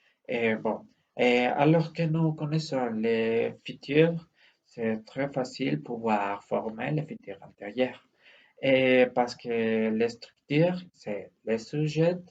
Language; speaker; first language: French; non-native, learner; Spanish